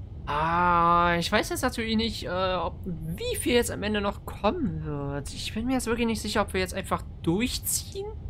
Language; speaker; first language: German; native; German